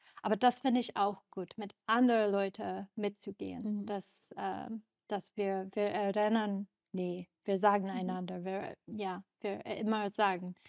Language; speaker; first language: German; non-native, learner; English